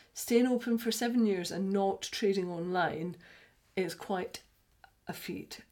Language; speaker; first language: English; native; English